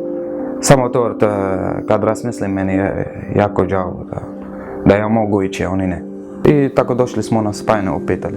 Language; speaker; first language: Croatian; non-native, learner; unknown